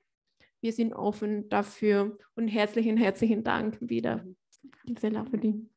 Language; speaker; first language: German; non-native, learner; Spanish